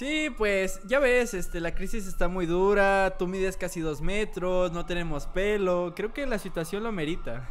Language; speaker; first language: Spanish; native; Spanish